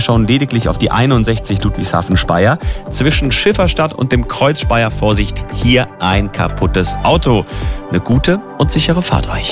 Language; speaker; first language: German; native; German